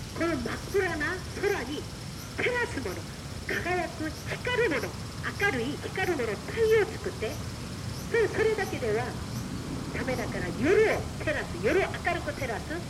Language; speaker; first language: Japanese; non-native, fluent; Korean